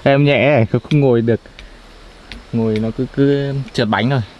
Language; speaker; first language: Vietnamese; native; Vietnamese